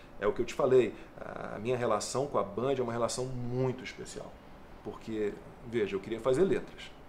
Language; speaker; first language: Portuguese; native; Portuguese